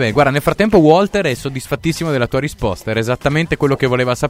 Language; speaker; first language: Italian; native; Italian